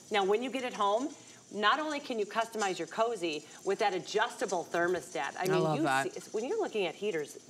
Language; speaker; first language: English; native; English